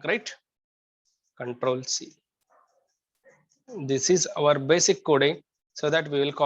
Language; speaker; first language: English; non-native, local second language; Kannada